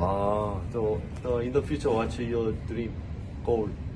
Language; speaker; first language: English; non-native, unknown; Korean